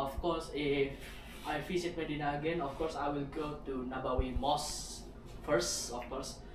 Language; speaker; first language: English; non-native, learner; Indonesian